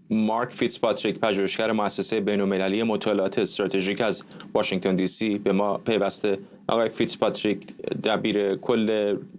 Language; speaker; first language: Persian; native; Persian